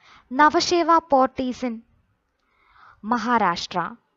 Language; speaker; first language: English; non-native, local second language; Malayalam